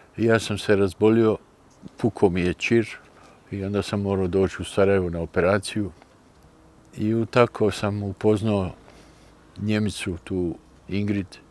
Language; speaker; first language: Bosnian; early bilingual, heritage; Bosnian